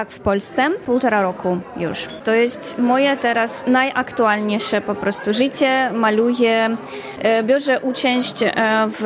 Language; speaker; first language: Polish; non-native, learner; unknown